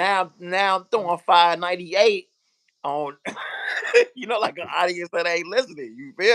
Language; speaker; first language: English; native; English